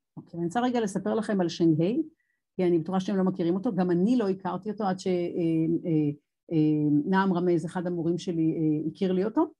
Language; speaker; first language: Hebrew; native; Hebrew